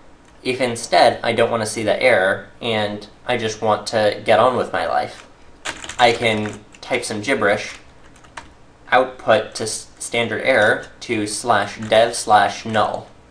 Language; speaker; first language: English; native; English